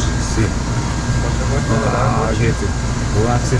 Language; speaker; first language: Spanish; non-native, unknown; Japanese